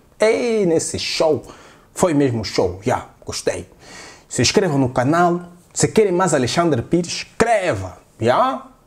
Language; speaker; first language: Portuguese; native; Portuguese